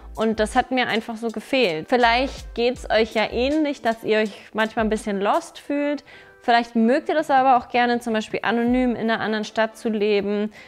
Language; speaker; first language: German; native; German